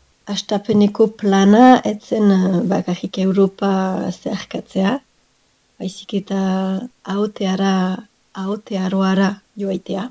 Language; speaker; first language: Basque; non-native, local second language; French